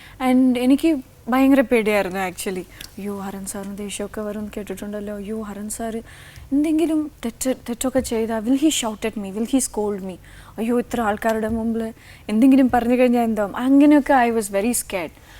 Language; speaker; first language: Malayalam; native; Malayalam